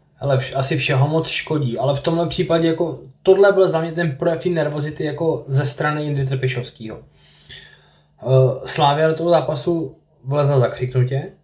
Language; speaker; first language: Czech; native; Czech